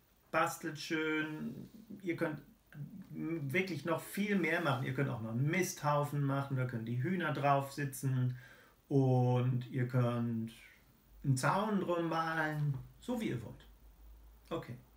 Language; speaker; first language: German; native; German